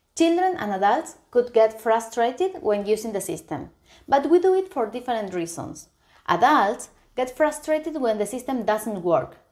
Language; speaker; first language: English; non-native, fluent; Spanish